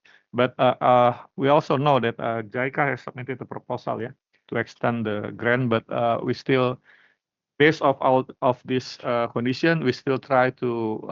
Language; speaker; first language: English; non-native, learner; Indonesian